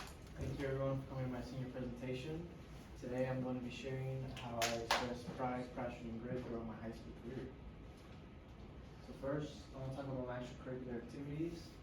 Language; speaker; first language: English; early bilingual, other home language; Spanish